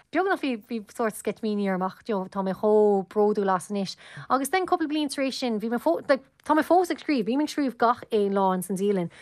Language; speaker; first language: Irish; non-native, local second language; English